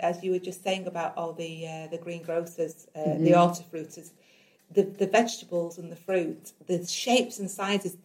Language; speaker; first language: English; native; English